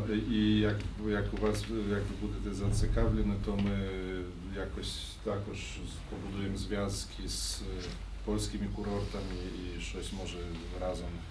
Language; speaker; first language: Ukrainian; non-native, fluent; Polish